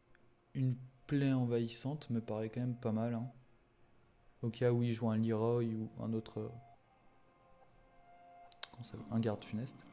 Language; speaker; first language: French; native; French